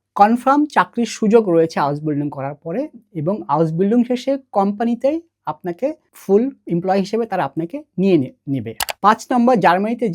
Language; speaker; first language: Bangla; native; Bangla